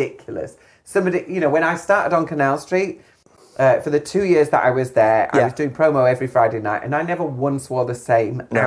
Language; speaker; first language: English; native; English